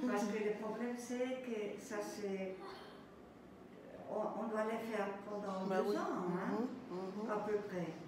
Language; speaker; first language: French; non-native, fluent; German